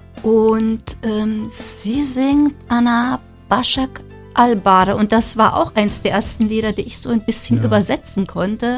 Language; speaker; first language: German; native; German